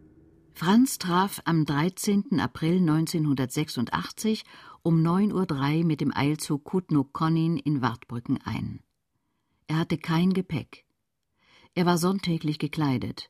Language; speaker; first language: German; native; German